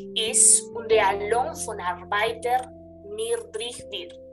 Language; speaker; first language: German; non-native, learner; Spanish